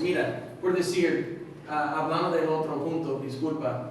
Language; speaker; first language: Spanish; non-native, fluent; English